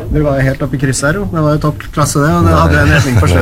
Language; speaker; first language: Norwegian; native; Norwegian